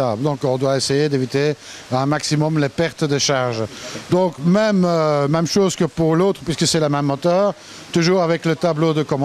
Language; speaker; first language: French; native; French